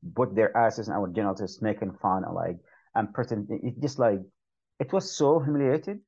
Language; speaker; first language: English; non-native, fluent; Arabic